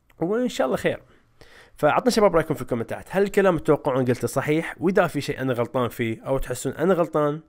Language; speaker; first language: Arabic; native; Arabic